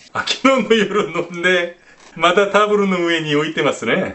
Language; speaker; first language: Japanese; non-native, fluent; Korean